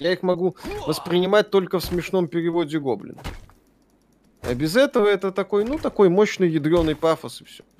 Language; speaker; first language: Russian; native; Russian